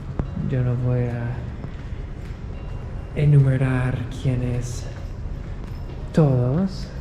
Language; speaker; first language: Spanish; non-native, fluent; English